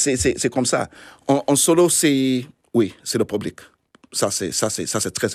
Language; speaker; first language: French; non-native, fluent; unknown